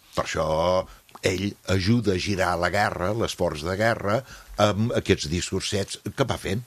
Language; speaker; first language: Catalan; non-native, fluent; English